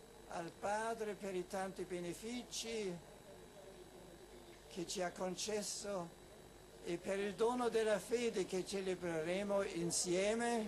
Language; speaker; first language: Italian; non-native, fluent; German